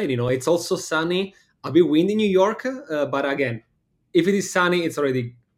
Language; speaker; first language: English; non-native, fluent; Italian